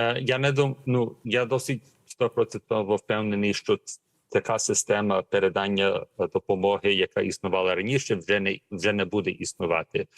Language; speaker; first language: Ukrainian; early bilingual, heritage; Ukrainian